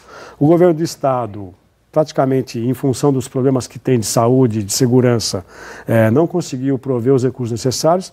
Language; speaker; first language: Portuguese; native; Portuguese